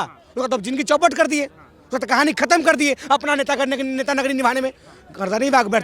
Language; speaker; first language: Hindi; native; Hindi